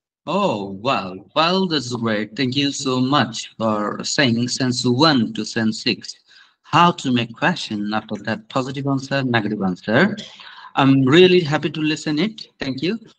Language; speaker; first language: English; non-native, fluent; Bangla